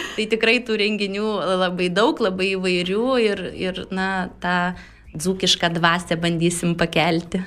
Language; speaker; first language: Lithuanian; native; Lithuanian